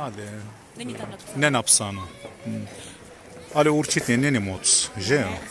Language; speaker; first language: Czech; non-native, learner; Turkish